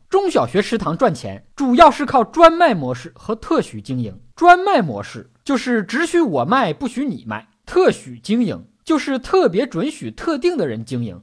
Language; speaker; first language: Chinese; native; Chinese